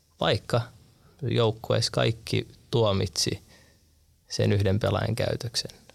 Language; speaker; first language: Finnish; early bilingual, other home language; Arabic